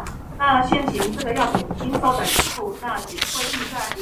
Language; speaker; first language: Chinese; native; Chinese